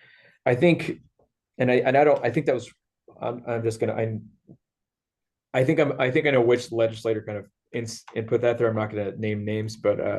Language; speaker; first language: English; native; English